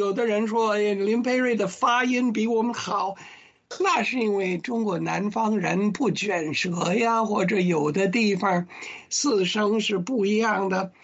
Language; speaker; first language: Chinese; non-native, fluent; English